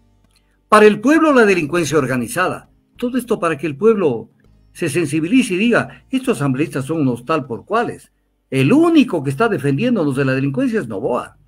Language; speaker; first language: Spanish; native; Spanish